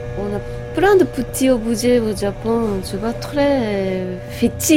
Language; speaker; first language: French; non-native, learner; Japanese